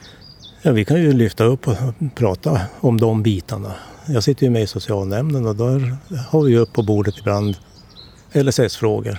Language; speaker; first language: Swedish; native; Swedish